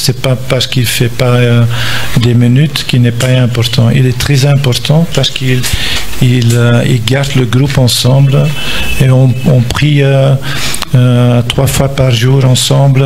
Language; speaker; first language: French; non-native, local second language; Dutch